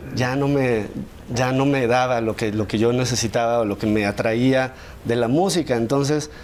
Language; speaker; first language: Spanish; native; Spanish